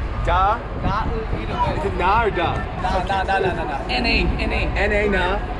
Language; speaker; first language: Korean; non-native, learner; English